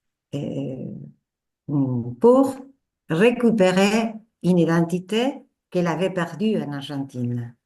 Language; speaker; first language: French; non-native, fluent; Spanish